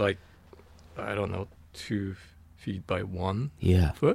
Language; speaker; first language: English; non-native, fluent; Japanese